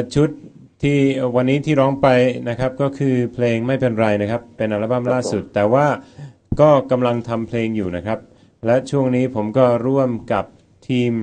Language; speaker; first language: Thai; non-native, fluent; Swedish